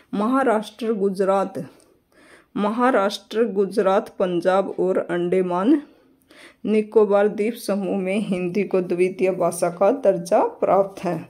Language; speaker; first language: Hindi; native; Hindi